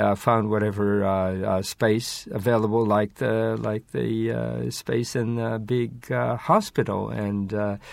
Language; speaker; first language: English; non-native, fluent; Japanese